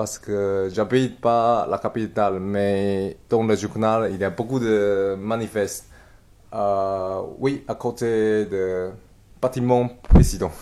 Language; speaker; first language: French; non-native, learner; Chinese